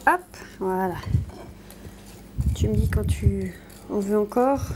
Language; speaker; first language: French; native; French